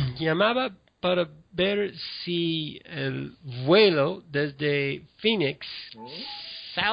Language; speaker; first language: Spanish; non-native, learner; English